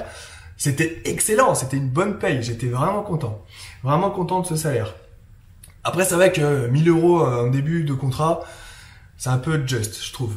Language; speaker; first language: French; native; French